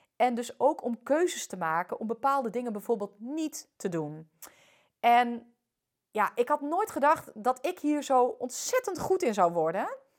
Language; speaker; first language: Dutch; early bilingual, other home language; French